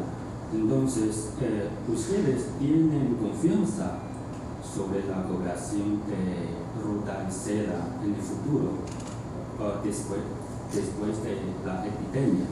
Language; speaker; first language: Spanish; non-native, fluent; Chinese